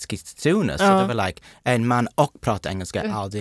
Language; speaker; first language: Swedish; non-native, learner; English